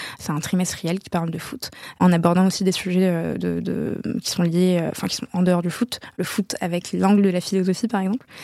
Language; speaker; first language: French; non-native, local second language; Arabic